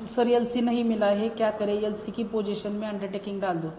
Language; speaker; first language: Hindi; non-native, local second language; Marathi